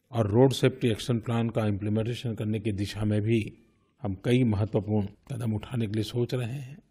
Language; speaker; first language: Hindi; non-native, local second language; Gujarati